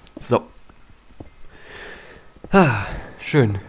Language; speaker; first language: German; native; German